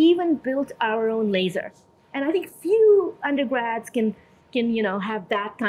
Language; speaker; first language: English; non-native, local second language; Urdu